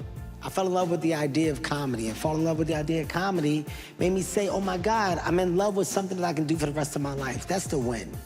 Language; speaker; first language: English; native; English